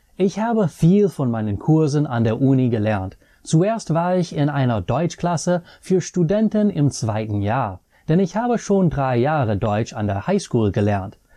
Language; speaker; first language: German; non-native, fluent; English